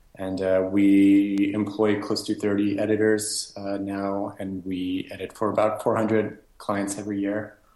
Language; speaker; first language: English; native; English